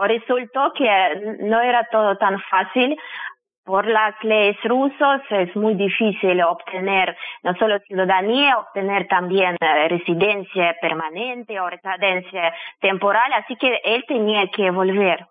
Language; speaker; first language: Spanish; non-native, fluent; Russian